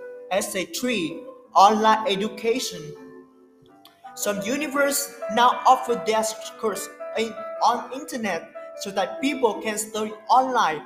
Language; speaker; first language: English; non-native, learner; Vietnamese